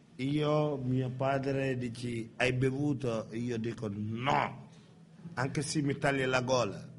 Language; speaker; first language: Italian; non-native, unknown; Wolof